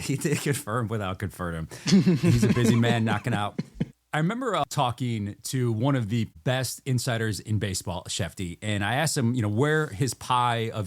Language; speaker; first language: English; native; English